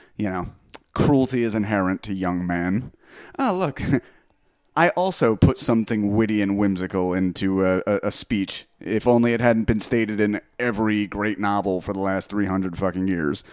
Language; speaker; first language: English; native; English